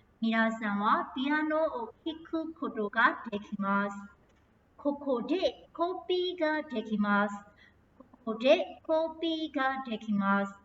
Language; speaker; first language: Japanese; non-native, fluent; Burmese